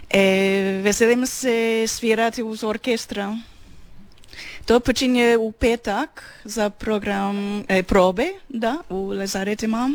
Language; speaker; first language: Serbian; non-native, learner; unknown